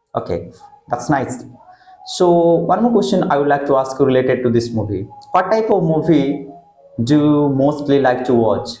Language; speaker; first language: English; non-native, fluent; Hindi